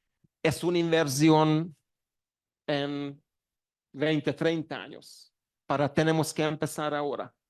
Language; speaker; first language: Spanish; non-native, learner; Hungarian